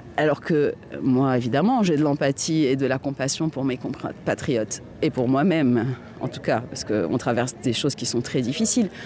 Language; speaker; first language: French; non-native, local second language; Arabic